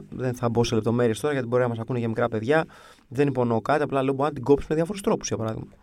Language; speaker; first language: Greek; early bilingual, other home language; English